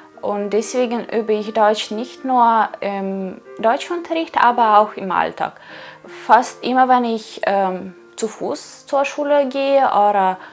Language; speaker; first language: German; non-native, fluent; Ukrainian